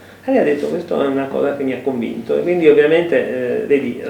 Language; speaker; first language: Italian; native; Italian